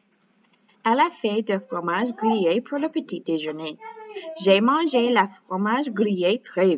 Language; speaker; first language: French; non-native, fluent; English